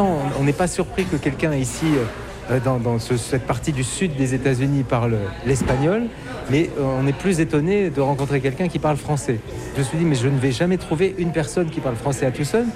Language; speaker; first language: French; native; French